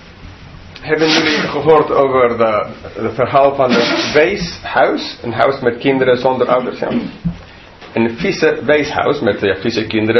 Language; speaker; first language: Dutch; non-native, fluent; English